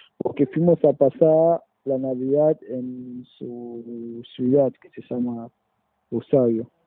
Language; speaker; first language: Spanish; non-native, fluent; French